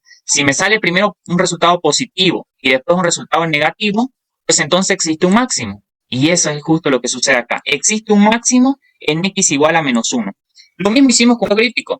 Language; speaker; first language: Spanish; native; Spanish